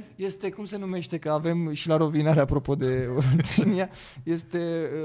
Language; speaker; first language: Romanian; native; Romanian